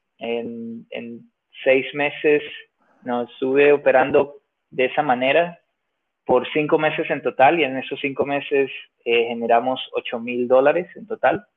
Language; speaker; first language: Spanish; native; Spanish